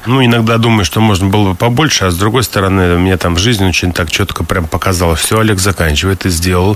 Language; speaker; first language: Russian; native; Russian